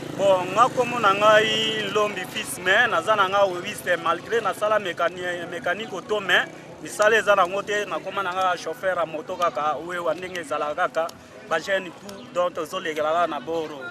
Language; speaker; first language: Lingala; non-native, local second language; Kongo